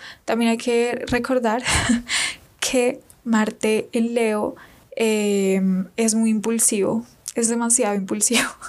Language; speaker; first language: Spanish; native; Spanish